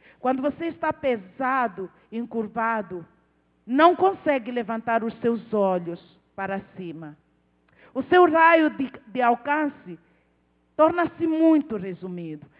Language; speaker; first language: Portuguese; non-native, local second language; Tsonga